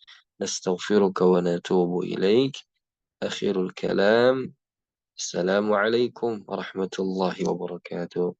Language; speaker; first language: Arabic; non-native, fluent; Indonesian